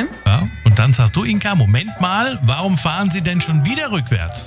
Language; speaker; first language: German; native; German